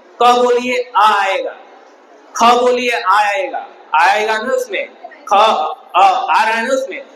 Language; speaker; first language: Hindi; native; Hindi